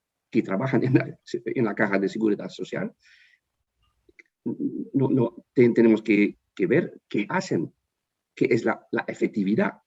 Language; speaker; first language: Spanish; non-native, fluent; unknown